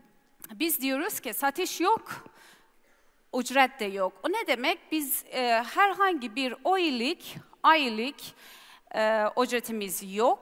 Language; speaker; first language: Turkish; non-native, learner; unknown